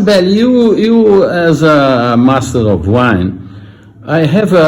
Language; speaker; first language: English; non-native, learner; Portuguese